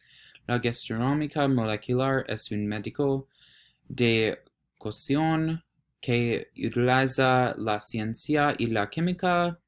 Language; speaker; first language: Spanish; non-native, learner; English